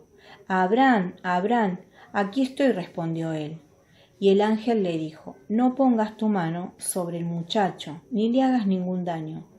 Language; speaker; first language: Spanish; native; Spanish